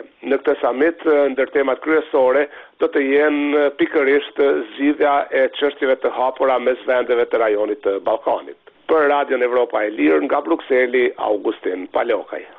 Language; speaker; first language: Albanian; native; Albanian